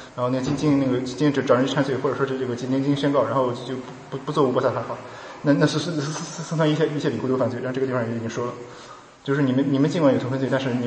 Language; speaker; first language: Chinese; native; Chinese